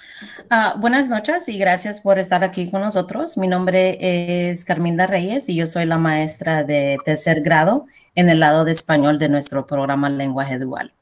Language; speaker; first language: Spanish; early bilingual, heritage; Spanish